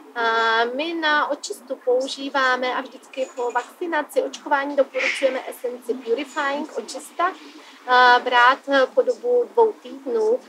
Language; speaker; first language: Czech; native; Czech